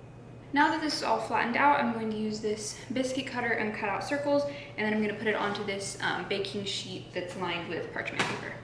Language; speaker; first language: English; native; English